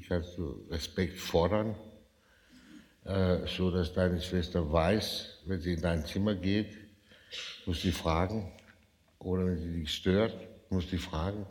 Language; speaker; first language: German; non-native, fluent; Danish